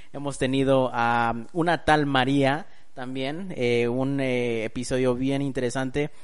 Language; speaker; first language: Spanish; early bilingual, heritage; Spanish